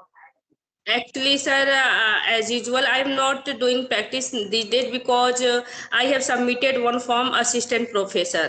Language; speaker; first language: English; non-native, learner; Hindi